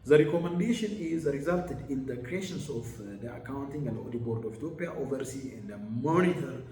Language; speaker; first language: English; non-native, local second language; Amharic